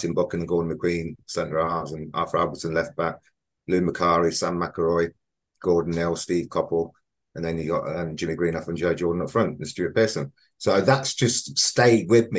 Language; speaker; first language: English; native; English